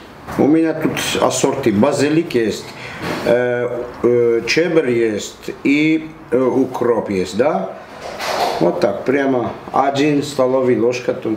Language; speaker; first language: Russian; non-native, fluent; Armenian